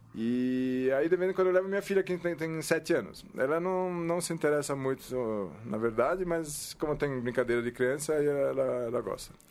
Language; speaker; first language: Portuguese; non-native, fluent; German